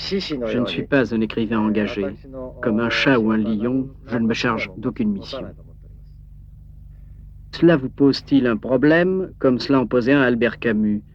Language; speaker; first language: French; native; French